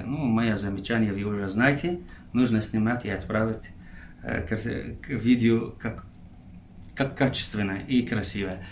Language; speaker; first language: Russian; non-native, learner; Arabic